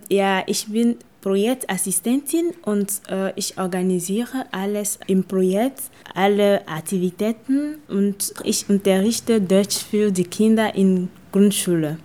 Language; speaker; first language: German; non-native, fluent; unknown